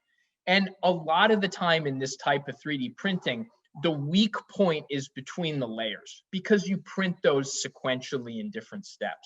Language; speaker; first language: English; native; English